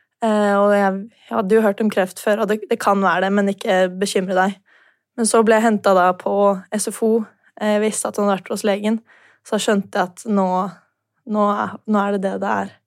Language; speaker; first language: Norwegian; native; Norwegian